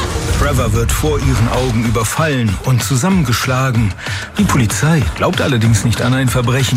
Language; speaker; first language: German; native; German